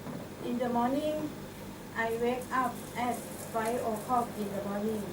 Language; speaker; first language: English; non-native, learner; Thai